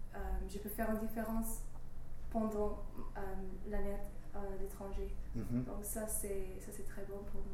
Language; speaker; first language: French; non-native, learner; English